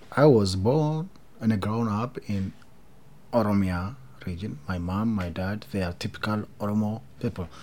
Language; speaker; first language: English; non-native, fluent; Oromo